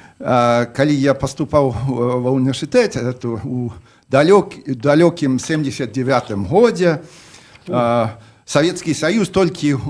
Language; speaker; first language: Belarusian; non-native, fluent; English